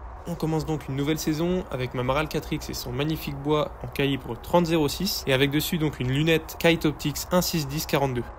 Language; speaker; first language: French; native; French